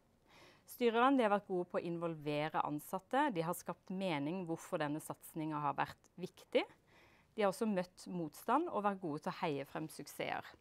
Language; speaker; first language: Norwegian; native; Norwegian